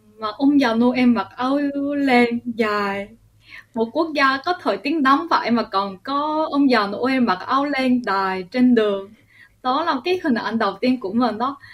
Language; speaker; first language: Vietnamese; early bilingual, other home language; Korean